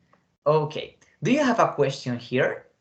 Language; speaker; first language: English; non-native, fluent; Spanish